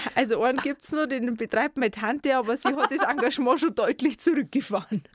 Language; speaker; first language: German; native; German